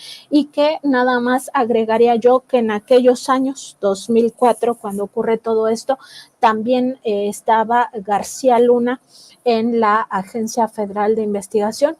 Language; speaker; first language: Spanish; native; Spanish